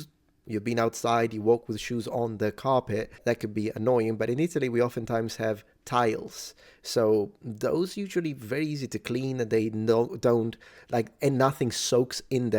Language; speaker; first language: English; non-native, fluent; Italian